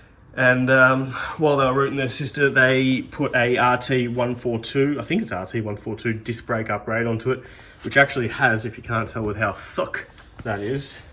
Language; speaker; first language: English; native; English